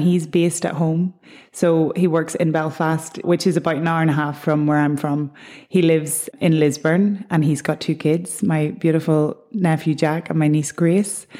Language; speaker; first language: English; native; English